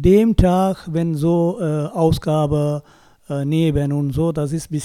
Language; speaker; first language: German; non-native, learner; Tamil